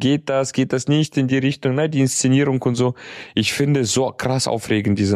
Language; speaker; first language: German; native; German